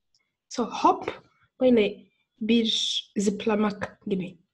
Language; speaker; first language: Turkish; non-native, fluent; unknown